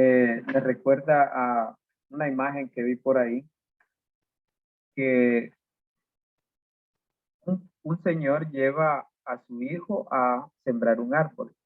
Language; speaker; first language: Spanish; native; Spanish